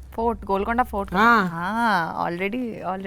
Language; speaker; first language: Telugu; non-native, learner; Bangla